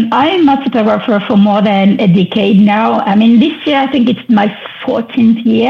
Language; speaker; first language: English; non-native, fluent; French